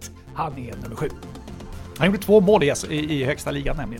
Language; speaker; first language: Swedish; native; Swedish